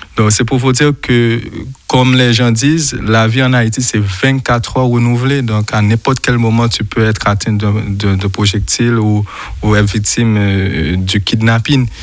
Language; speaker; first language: French; non-native, local second language; Haitian Creole